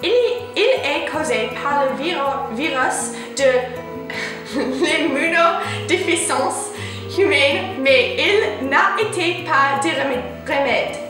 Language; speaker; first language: French; non-native, learner; English